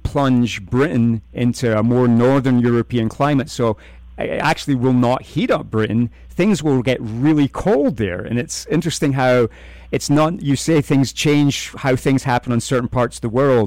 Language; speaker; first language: English; native; English